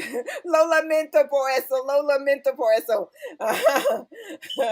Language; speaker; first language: Spanish; non-native, learner; English